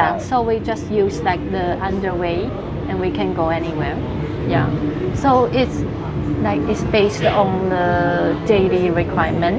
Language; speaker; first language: English; non-native, fluent; Chinese